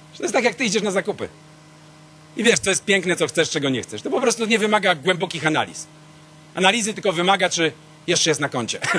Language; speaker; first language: Polish; native; Polish